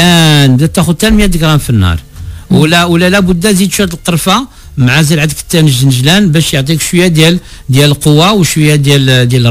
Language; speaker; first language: Arabic; native; Arabic